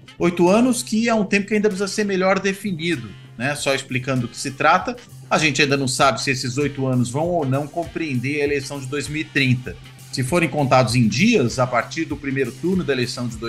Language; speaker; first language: Portuguese; native; Portuguese